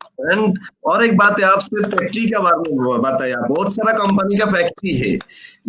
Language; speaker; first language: Hindi; non-native, fluent; Bangla